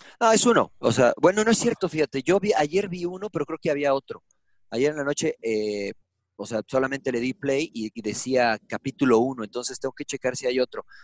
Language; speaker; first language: Spanish; early bilingual, heritage; Spanish